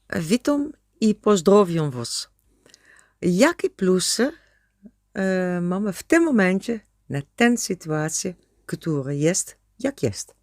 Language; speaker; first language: Polish; non-native, learner; Dutch